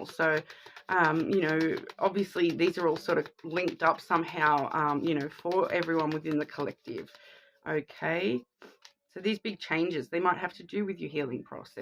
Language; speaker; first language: English; native; English